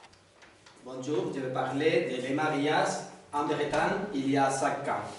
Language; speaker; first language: French; non-native, learner; Spanish